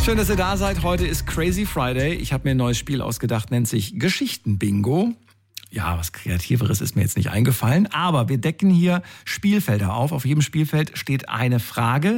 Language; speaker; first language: German; native; German